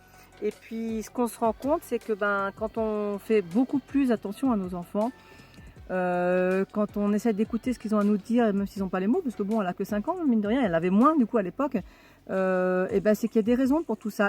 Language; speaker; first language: French; native; French